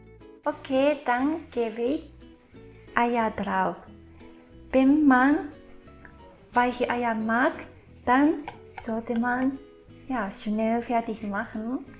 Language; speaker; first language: German; non-native, fluent; Japanese